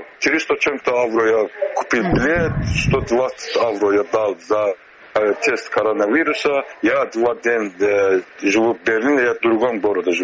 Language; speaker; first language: Russian; non-native, learner; Azerbaijani